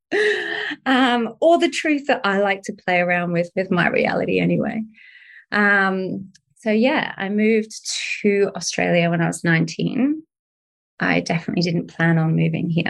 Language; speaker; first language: English; native; English